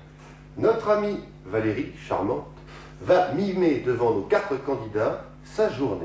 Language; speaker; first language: French; native; French